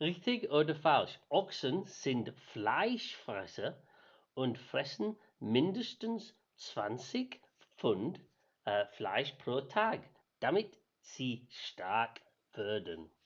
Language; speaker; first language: German; non-native, learner; English